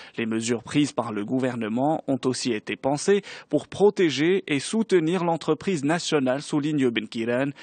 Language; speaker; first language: French; non-native, local second language; Arabic